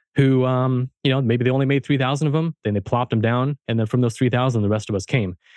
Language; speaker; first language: English; early bilingual, heritage; German